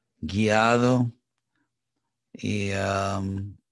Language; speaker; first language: Spanish; non-native, fluent; English